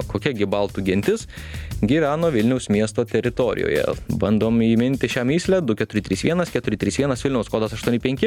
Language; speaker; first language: Lithuanian; native; Lithuanian